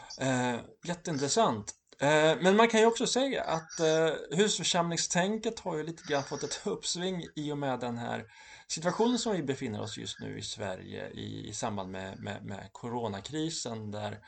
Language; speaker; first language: Swedish; native; Swedish